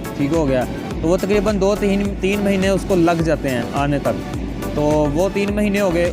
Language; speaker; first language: Urdu; non-native, local second language; Punjabi